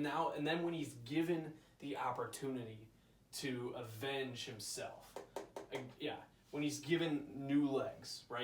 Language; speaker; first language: English; native; English